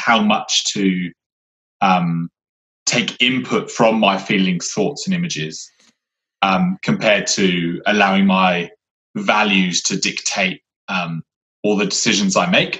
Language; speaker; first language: English; native; English